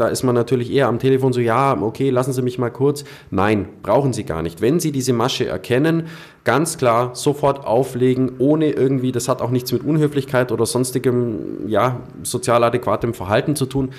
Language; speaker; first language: German; native; German